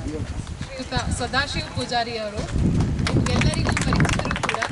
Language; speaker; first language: Kannada; native; Kannada